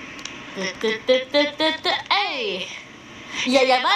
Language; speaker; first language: Japanese; native; Japanese